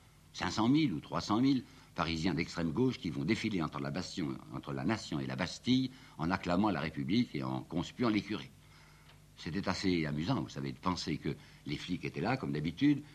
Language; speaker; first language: French; native; French